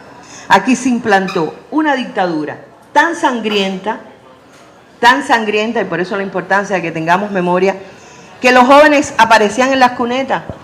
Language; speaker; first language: Spanish; native; Spanish